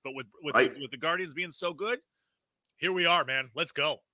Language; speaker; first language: English; native; English